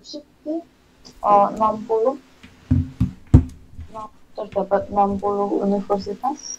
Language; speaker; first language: Korean; non-native, learner; Indonesian